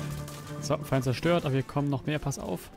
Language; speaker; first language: German; native; German